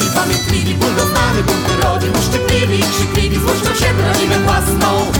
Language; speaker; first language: Polish; native; Polish